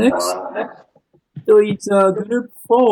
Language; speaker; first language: English; non-native, learner; Japanese